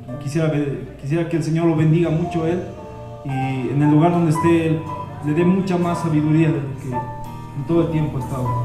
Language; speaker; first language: Spanish; native; Spanish